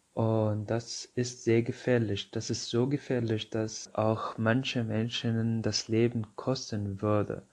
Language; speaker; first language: German; non-native, fluent; Arabic